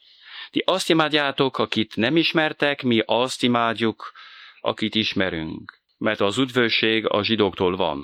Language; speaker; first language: Hungarian; non-native, fluent; French